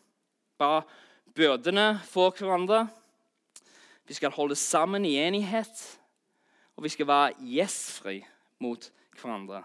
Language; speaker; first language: Norwegian; non-native, fluent; English